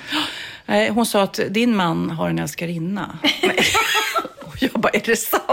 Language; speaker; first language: Swedish; native; Swedish